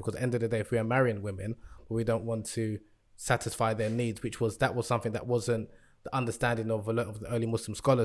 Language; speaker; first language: English; native; English